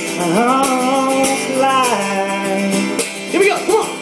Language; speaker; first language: English; native; English